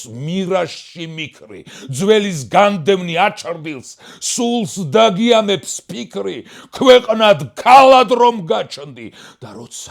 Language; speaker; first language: Georgian; native; Georgian